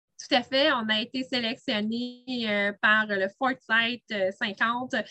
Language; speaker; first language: French; native; French